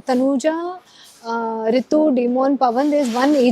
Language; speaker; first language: Telugu; non-native, learner; Hindi